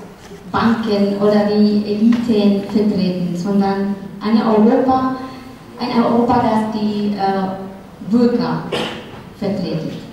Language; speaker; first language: German; non-native, fluent; Spanish